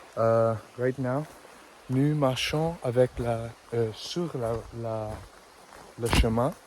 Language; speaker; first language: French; non-native, learner; English